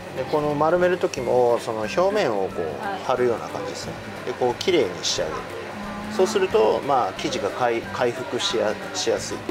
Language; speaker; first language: Japanese; native; Japanese